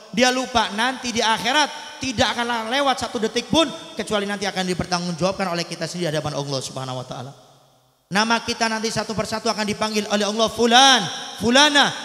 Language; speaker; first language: Indonesian; native; Indonesian